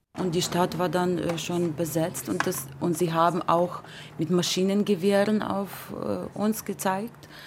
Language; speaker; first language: German; non-native, fluent; Ukrainian